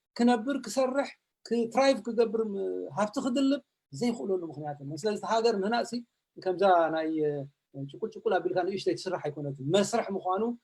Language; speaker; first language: Tigrinya; native; Tigrinya